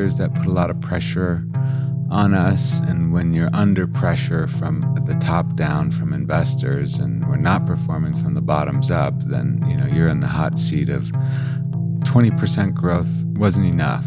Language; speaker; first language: English; native; English